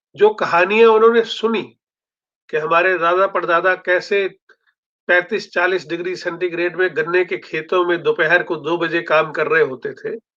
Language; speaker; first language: Hindi; non-native, local second language; Punjabi